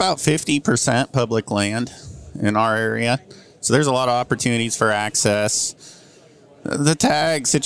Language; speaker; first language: English; native; English